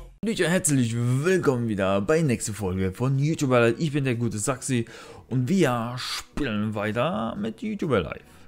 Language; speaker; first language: German; non-native, learner; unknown